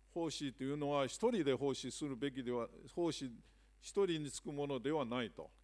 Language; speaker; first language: Japanese; non-native, fluent; Chinese